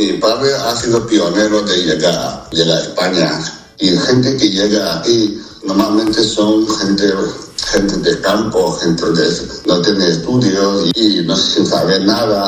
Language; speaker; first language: Spanish; non-native, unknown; Chinese